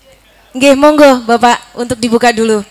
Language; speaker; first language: Indonesian; native; Indonesian